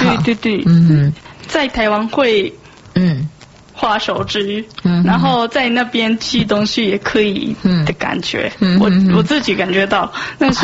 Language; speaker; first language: Chinese; non-native, learner; Japanese